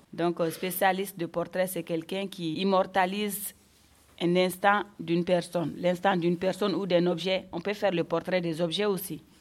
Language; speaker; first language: French; non-native, local second language; Bambara